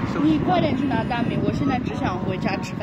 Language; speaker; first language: Chinese; native; Chinese